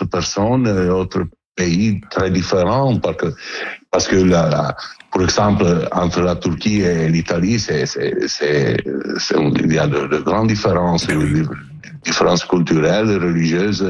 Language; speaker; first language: French; non-native, learner; Italian